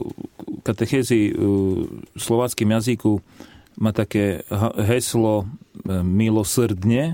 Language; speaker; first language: Polish; non-native, learner; Slovak